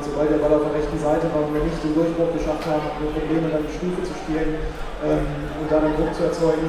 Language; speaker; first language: German; native; German